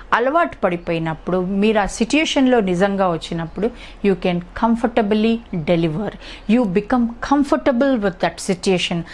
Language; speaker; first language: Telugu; early bilingual, heritage; Telugu